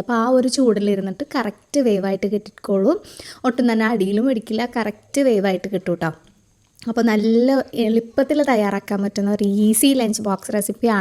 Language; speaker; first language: Malayalam; native; Malayalam